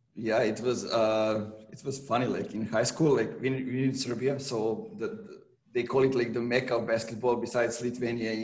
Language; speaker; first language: English; non-native, fluent; Serbian